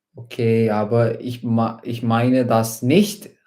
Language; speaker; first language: German; non-native, learner; Malayalam